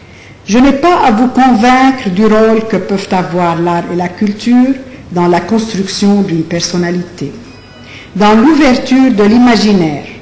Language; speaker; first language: French; non-native, local second language; Arabic